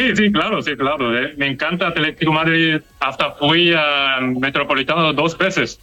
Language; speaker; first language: Spanish; non-native, learner; Korean